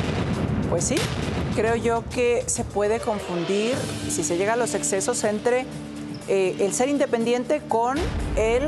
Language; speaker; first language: Spanish; native; Spanish